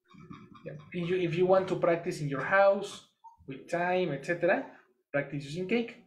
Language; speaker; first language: English; non-native, fluent; Spanish